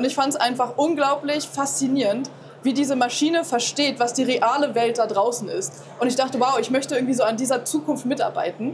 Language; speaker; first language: German; native; German